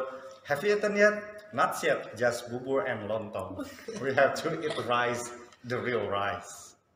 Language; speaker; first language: English; non-native, fluent; Sundanese